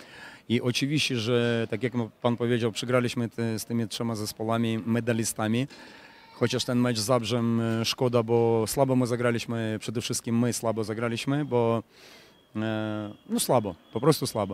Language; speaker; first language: Polish; non-native, fluent; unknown